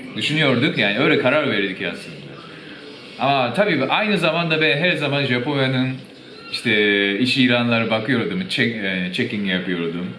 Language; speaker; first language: Turkish; non-native, fluent; Japanese